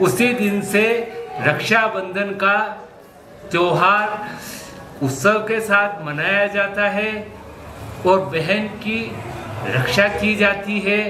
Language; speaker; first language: Hindi; native; Hindi